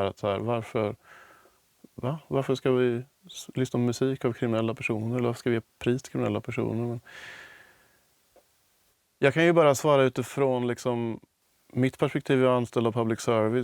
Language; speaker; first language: Swedish; native; Swedish